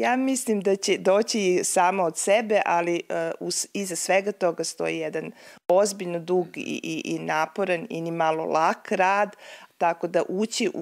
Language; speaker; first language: Serbian; native; Serbian